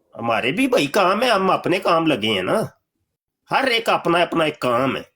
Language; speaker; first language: Urdu; non-native, local second language; Punjabi